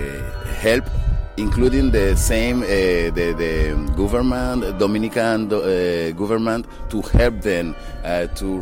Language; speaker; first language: English; non-native, learner; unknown